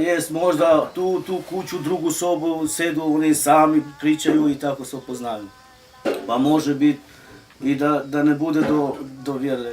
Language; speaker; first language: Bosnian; non-native, local second language; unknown